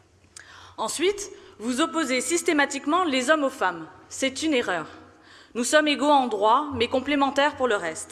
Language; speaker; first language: French; native; French